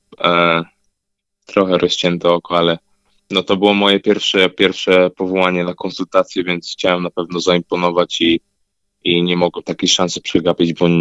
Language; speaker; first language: Polish; early bilingual, heritage; Polish